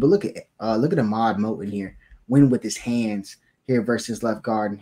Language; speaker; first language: English; native; English